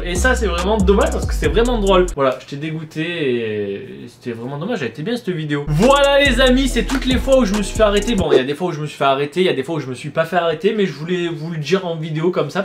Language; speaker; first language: French; native; French